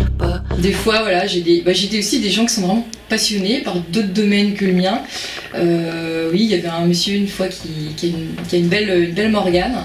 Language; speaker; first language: French; native; French